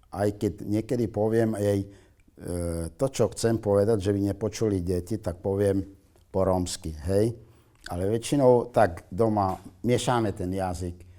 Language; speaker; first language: Slovak; non-native, local second language; Romany